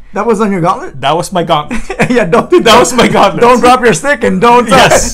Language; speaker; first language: English; non-native, local second language; Filipino